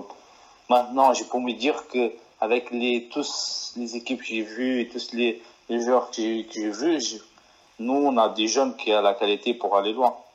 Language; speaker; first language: French; non-native, fluent; Portuguese